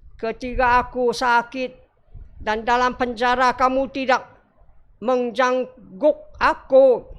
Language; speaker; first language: Malay; non-native, local second language; Chinese